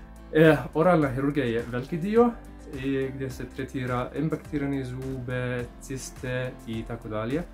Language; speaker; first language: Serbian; non-native, learner; Arabic